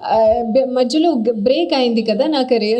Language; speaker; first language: Telugu; non-native, learner; Hindi